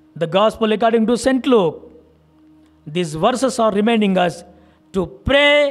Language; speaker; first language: English; non-native, local second language; Telugu